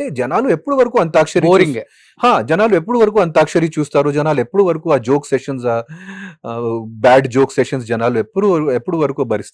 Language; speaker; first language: Telugu; non-native, fluent; Hindi